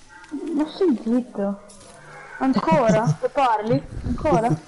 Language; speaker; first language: Italian; native; Italian